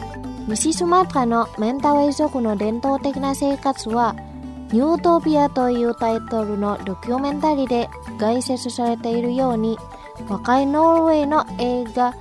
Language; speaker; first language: Japanese; non-native, fluent; Indonesian